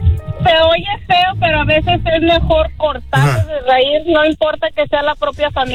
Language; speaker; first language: Spanish; native; Spanish